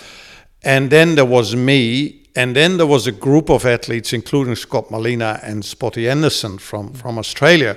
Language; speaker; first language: English; non-native, fluent; Dutch